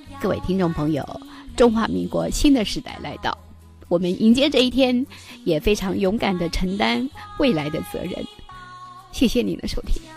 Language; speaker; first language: Chinese; native; Chinese